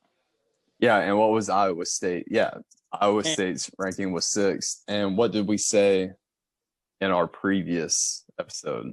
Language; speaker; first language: English; native; English